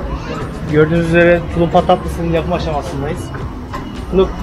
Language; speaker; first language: Turkish; native; Turkish